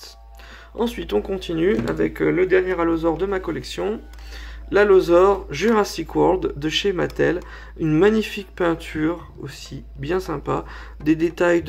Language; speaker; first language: French; native; French